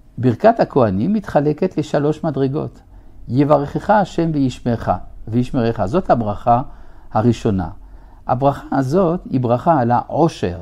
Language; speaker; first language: Hebrew; native; Hebrew